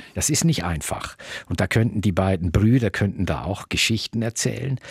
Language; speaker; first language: German; native; German